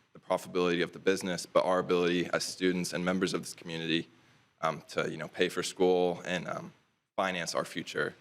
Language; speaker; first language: English; native; English